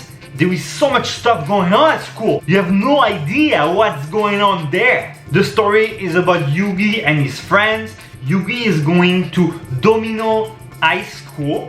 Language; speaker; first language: English; non-native, fluent; French